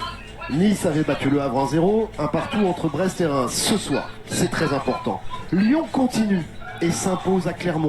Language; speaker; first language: French; native; French